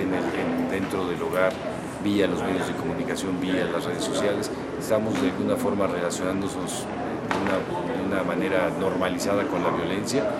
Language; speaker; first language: Spanish; native; Spanish